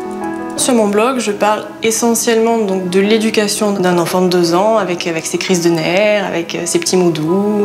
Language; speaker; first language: French; native; French